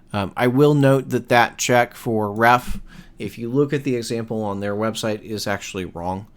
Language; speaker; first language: English; native; English